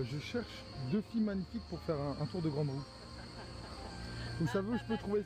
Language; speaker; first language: French; native; French